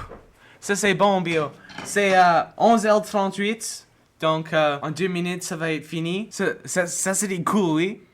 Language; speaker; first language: French; non-native, learner; English